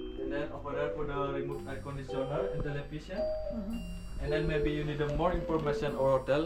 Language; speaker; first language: English; non-native, learner; Indonesian